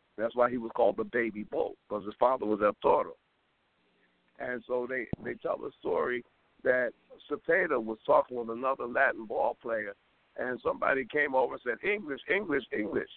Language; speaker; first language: English; native; English